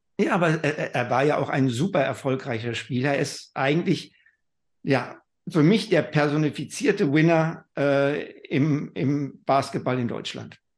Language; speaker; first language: German; native; German